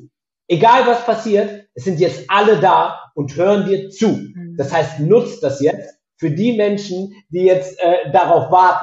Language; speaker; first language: German; native; German